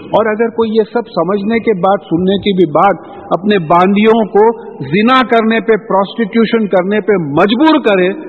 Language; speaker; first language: Urdu; native; Urdu